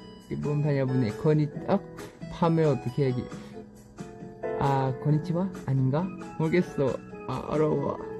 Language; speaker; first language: Korean; non-native, fluent; Thai